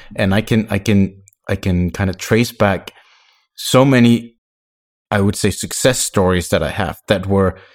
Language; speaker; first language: English; non-native, fluent; Danish